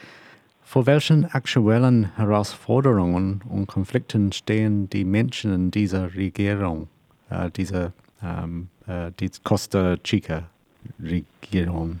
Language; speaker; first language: German; non-native, learner; English